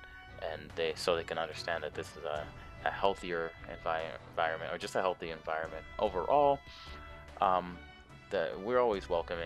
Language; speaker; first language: English; native; English